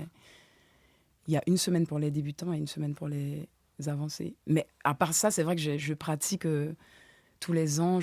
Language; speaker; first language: French; native; French